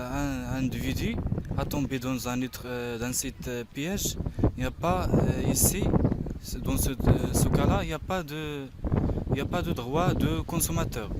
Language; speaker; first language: French; non-native, learner; Arabic